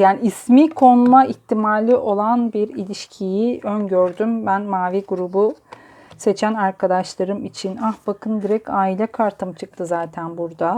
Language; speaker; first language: Turkish; native; Turkish